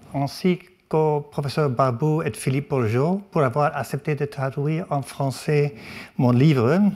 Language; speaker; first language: French; non-native, learner; English